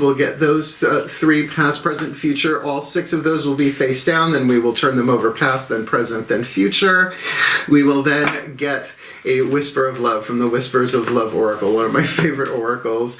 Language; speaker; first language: English; native; English